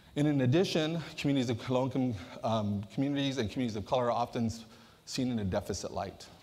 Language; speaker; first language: English; native; English